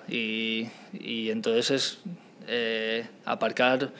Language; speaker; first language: Spanish; native; Spanish